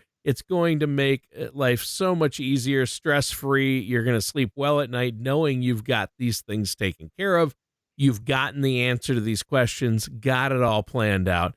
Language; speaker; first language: English; native; English